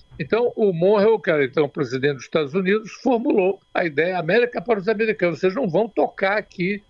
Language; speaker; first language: Portuguese; native; Portuguese